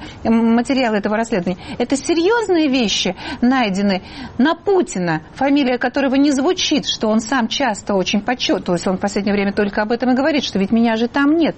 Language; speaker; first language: Russian; native; Russian